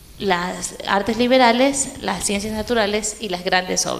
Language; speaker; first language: Spanish; native; Spanish